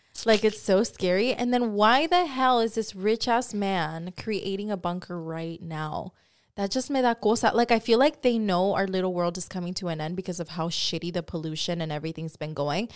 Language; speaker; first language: English; early bilingual, other home language; Spanish